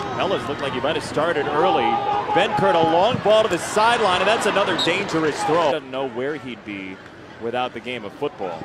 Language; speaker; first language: English; native; English